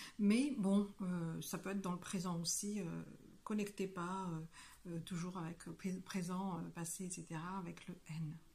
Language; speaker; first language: French; non-native, local second language; Malagasy